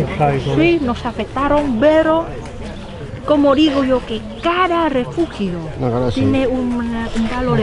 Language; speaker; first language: Spanish; non-native, fluent; Vietnamese